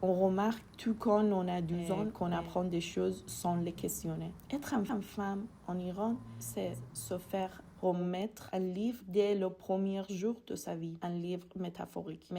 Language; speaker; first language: French; non-native, fluent; Persian